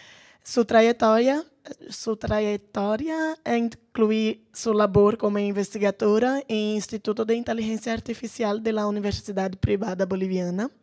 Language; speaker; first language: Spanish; non-native, learner; Portuguese